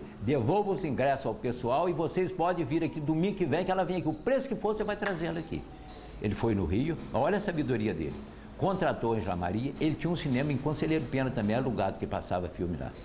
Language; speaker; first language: Portuguese; native; Portuguese